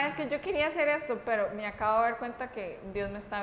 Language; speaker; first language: Spanish; native; Spanish